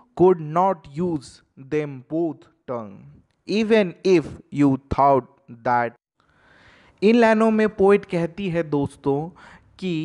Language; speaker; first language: Hindi; native; Hindi